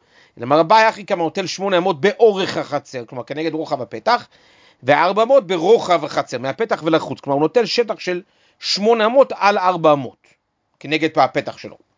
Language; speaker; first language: Hebrew; native; Hebrew